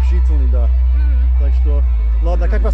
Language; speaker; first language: Russian; non-native, learner; English